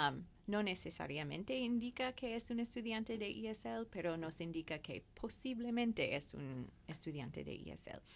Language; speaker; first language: Spanish; non-native, fluent; English